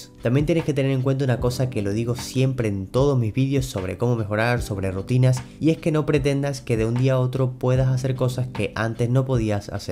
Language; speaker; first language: Spanish; native; Spanish